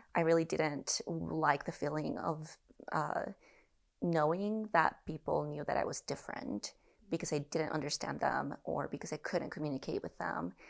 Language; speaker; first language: English; early bilingual, other home language; Spanish